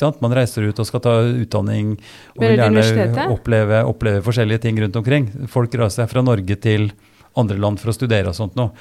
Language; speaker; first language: Norwegian; native; Norwegian